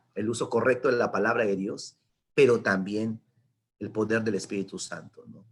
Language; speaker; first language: Spanish; native; Spanish